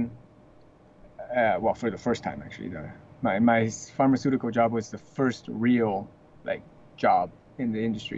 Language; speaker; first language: English; early bilingual, other home language; Chinese